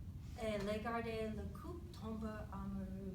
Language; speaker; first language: French; non-native, learner; English